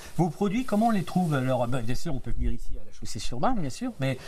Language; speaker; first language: French; native; French